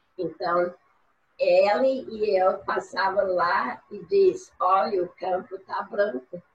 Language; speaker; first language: Portuguese; non-native, fluent; English